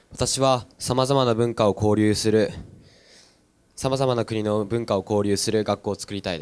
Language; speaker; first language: Japanese; non-native, learner; English